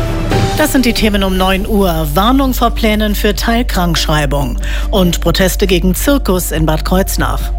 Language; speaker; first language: German; native; German